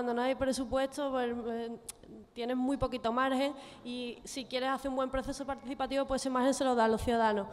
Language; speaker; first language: Spanish; native; Spanish